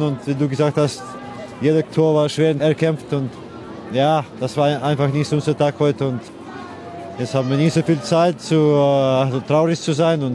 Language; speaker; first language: German; non-native, fluent; Icelandic